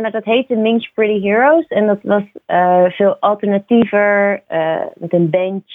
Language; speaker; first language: Dutch; native; Dutch